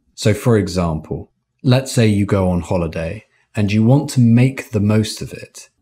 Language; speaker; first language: English; native; English